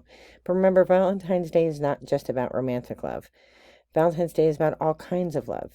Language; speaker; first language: English; native; English